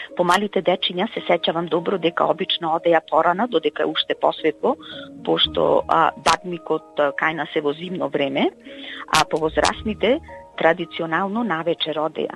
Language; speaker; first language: Macedonian; native; Macedonian